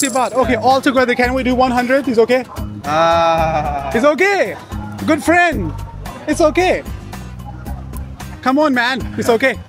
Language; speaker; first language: English; non-native, fluent; Urdu